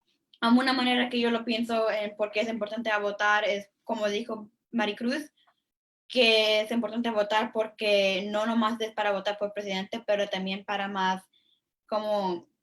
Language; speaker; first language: Spanish; early bilingual, heritage; Spanish